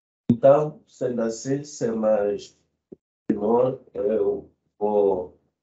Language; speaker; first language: Portuguese; native; Portuguese